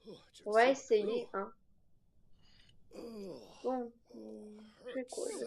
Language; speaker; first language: French; native; French